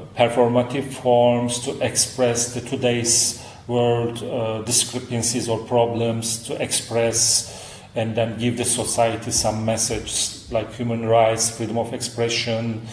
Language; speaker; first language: English; non-native, fluent; Turkish